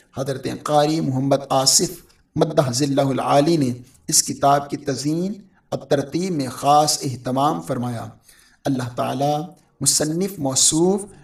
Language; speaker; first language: Urdu; native; Urdu